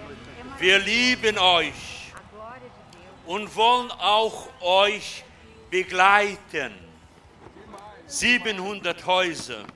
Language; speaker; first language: German; non-native, fluent; Portuguese